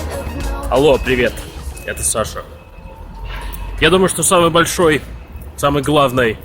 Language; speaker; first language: Russian; early bilingual, heritage; Russian